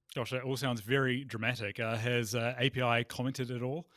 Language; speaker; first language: English; native; English